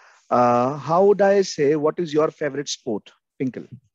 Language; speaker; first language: English; non-native, local second language; Hindi